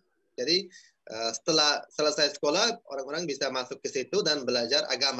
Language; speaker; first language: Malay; non-native, fluent; Uzbek